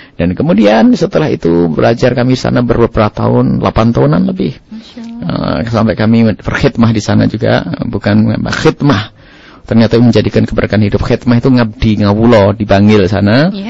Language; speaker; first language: Indonesian; non-native, local second language; Javanese